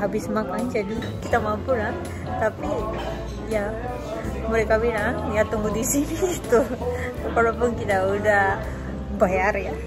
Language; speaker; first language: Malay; non-native, fluent; Japanese